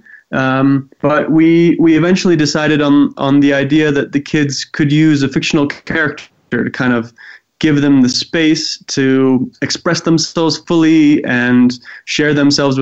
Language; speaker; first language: English; native; English